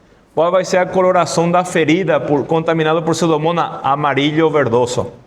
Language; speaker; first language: Spanish; non-native, fluent; Portuguese